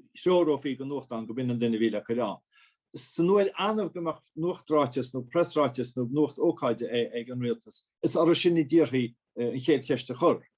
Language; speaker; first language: Irish; native; Irish